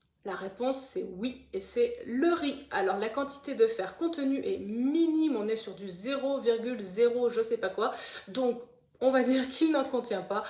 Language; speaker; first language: French; native; French